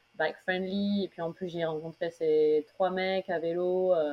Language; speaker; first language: French; native; French